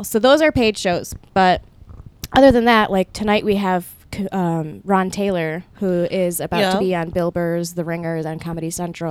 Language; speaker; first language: English; early bilingual, other home language; Spanish